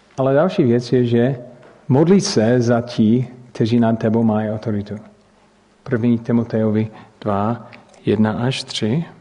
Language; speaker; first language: Czech; non-native, fluent; English